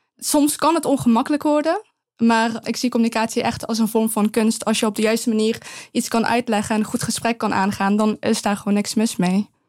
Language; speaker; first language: Dutch; early bilingual, other home language; Persian